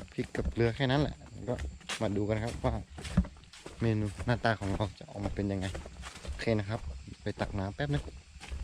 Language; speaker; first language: Thai; non-native, local second language; Karen languages